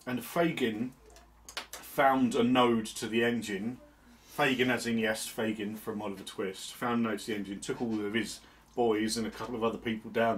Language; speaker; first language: English; native; English